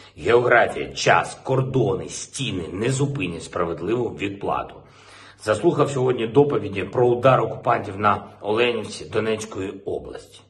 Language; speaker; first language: Ukrainian; non-native, local second language; Russian